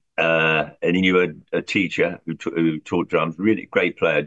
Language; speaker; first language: English; native; English